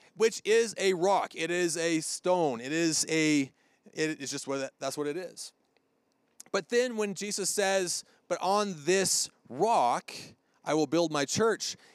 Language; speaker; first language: English; native; English